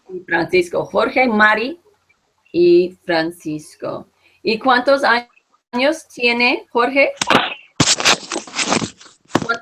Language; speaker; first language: Spanish; non-native, fluent; English